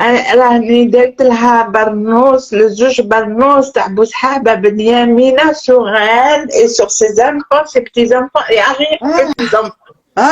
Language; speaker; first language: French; non-native, local second language; Arabic